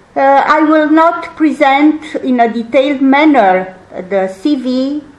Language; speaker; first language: English; non-native, fluent; Romanian